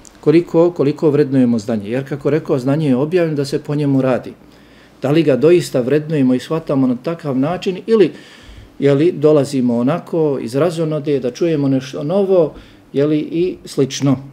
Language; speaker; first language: Serbian; native; Serbian